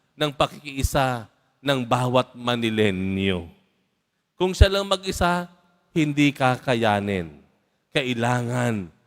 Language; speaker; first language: Filipino; native; Filipino